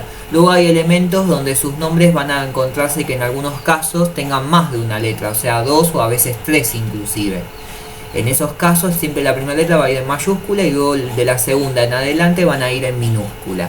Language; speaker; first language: Spanish; native; Spanish